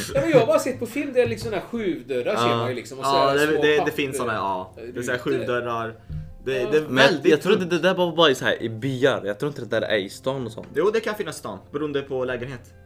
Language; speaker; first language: Swedish; non-native, fluent; Arabic